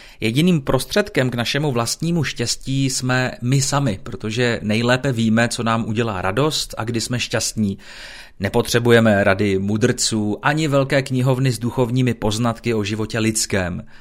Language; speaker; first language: Czech; native; Czech